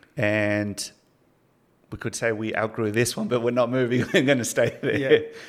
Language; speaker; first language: English; early bilingual, other home language; Spanish